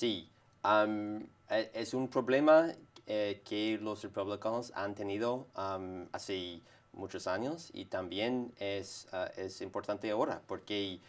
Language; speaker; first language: Spanish; non-native, fluent; English